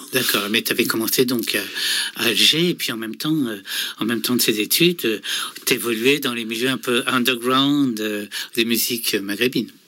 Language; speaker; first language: French; native; French